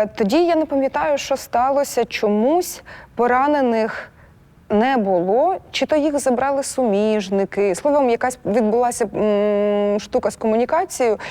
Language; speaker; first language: Ukrainian; non-native, local second language; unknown